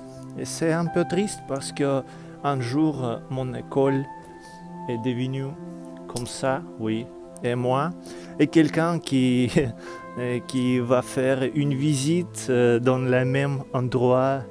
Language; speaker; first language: French; non-native, learner; Russian